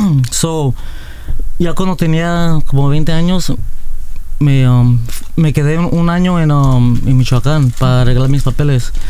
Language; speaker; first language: Spanish; early bilingual, heritage; Spanish